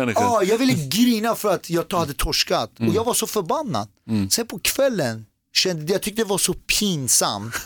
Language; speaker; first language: Swedish; early bilingual, other home language; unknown